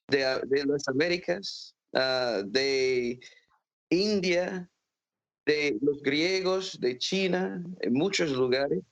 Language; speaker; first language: Spanish; non-native, fluent; English